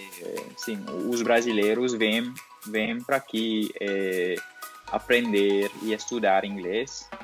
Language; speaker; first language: Portuguese; non-native, learner; Spanish